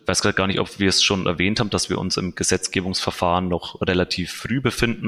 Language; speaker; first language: German; native; German